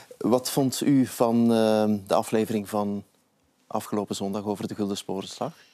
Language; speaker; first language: Dutch; native; Dutch